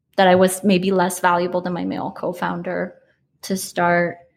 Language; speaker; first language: English; early bilingual, other home language; Polish